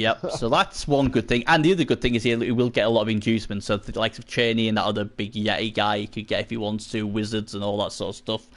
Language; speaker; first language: English; native; English